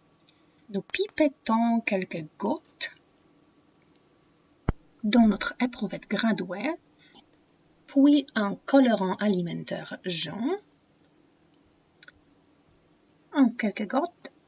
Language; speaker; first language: French; non-native, fluent; Polish